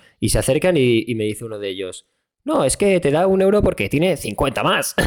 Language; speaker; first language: Spanish; native; Spanish